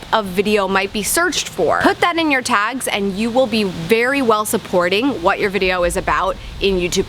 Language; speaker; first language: English; native; English